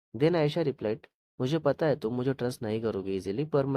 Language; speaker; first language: Hindi; non-native, local second language; Marathi